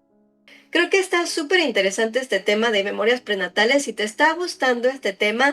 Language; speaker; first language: Spanish; native; Spanish